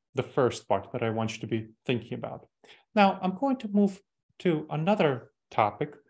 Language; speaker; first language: English; early bilingual, other home language; Russian